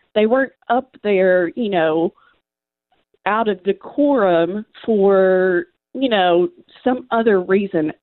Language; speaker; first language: English; native; English